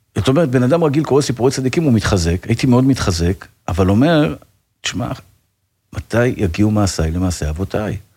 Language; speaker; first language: Hebrew; native; Hebrew